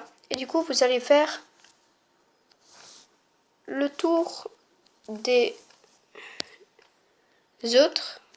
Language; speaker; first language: French; native; French